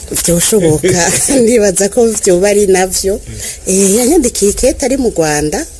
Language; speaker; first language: Rundi; early bilingual, other home language; Kinyarwanda